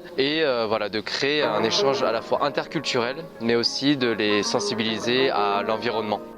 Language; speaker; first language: French; native; French